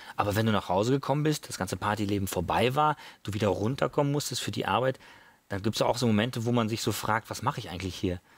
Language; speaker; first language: German; native; German